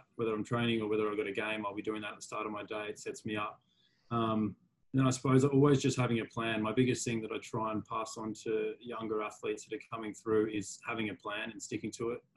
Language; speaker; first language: English; native; English